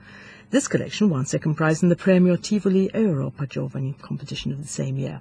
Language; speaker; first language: English; non-native, local second language; Maltese